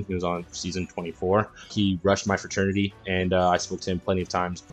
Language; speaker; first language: English; native; English